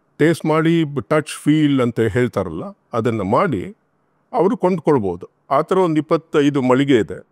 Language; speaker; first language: Kannada; non-native, local second language; Tamil